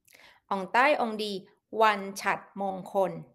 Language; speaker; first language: French; non-native, fluent; Thai